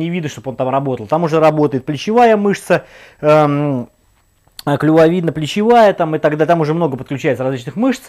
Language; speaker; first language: Russian; native; Russian